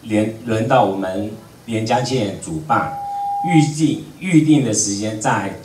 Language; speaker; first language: Chinese; native; Chinese